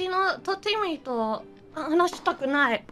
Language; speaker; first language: Japanese; non-native, learner; English